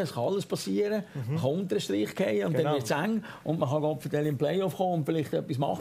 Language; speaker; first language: German; native; German